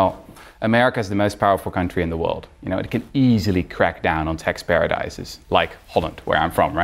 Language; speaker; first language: English; non-native, fluent; Dutch